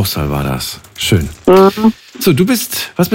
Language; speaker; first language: German; native; German